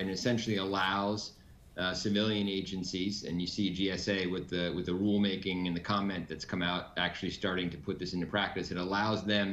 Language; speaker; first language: English; native; English